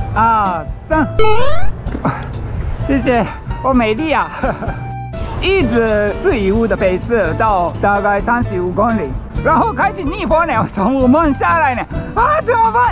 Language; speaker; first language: Chinese; non-native, learner; Japanese